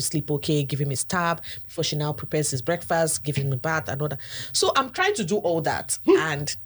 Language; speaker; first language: English; non-native, local second language; Igbo